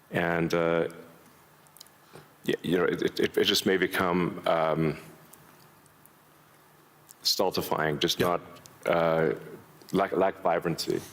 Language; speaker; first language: English; early bilingual, other home language; Afrikaans